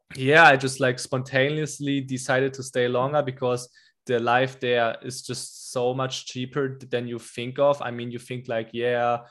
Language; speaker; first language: English; non-native, fluent; German